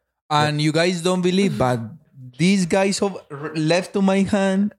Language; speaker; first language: English; non-native, learner; Spanish